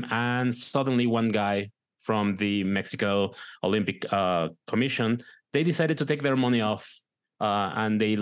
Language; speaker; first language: English; non-native, fluent; Spanish